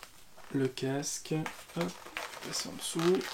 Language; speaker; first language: French; native; French